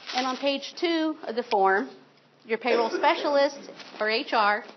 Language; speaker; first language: English; native; English